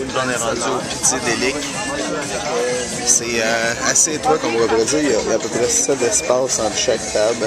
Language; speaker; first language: French; native; French